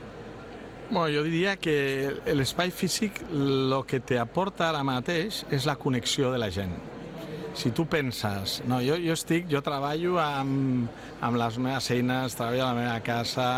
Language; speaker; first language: Catalan; non-native, local second language; Spanish